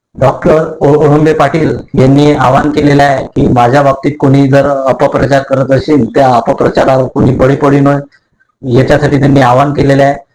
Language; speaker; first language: Marathi; native; Marathi